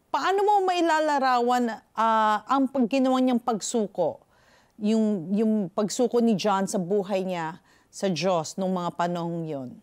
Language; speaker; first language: Filipino; native; Filipino